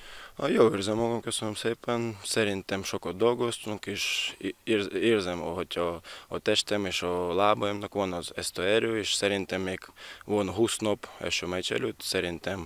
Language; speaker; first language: Hungarian; non-native, learner; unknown